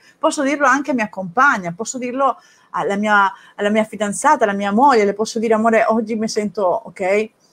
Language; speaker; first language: Italian; non-native, fluent; Spanish